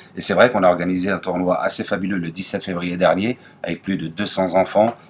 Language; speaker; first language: French; native; French